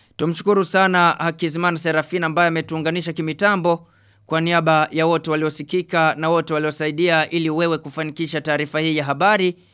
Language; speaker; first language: Swahili; non-native, local second language; Rundi